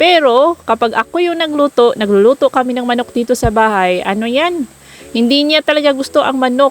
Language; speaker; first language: Filipino; non-native, local second language; Cebuano